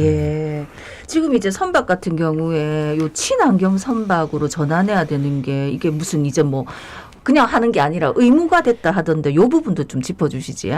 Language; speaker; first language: Korean; native; Korean